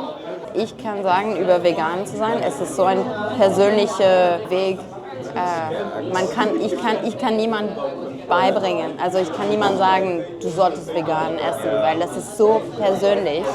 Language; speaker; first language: German; non-native, fluent; French